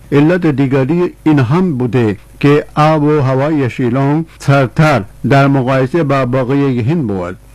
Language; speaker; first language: Persian; non-native, fluent; Urdu